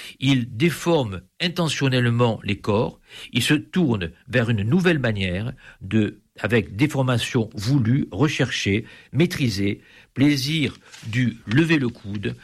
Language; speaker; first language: French; native; French